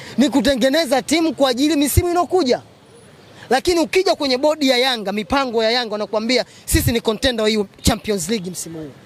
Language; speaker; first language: Swahili; native; Swahili